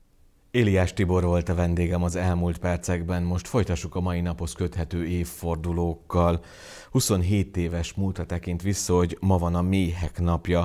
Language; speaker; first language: Hungarian; native; Hungarian